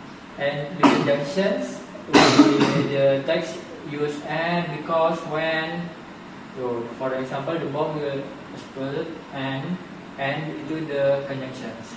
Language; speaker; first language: English; non-native, learner; Indonesian